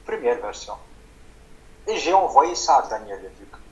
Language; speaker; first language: French; non-native, local second language; Arabic